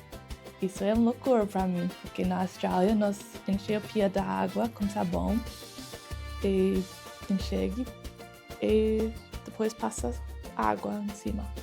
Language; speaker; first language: Portuguese; non-native, learner; English